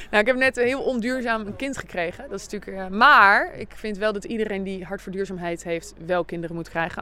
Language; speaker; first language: Dutch; native; Dutch